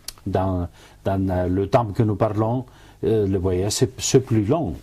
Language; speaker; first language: French; non-native, learner; Catalan